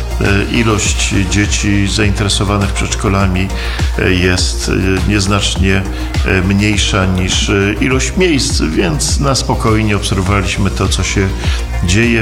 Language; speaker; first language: Polish; native; Polish